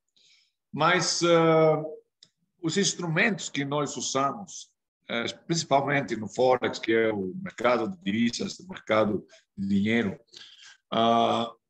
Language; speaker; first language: Portuguese; non-native, fluent; Spanish